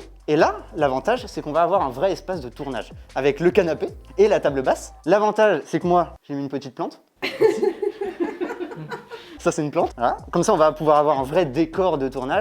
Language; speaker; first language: French; native; French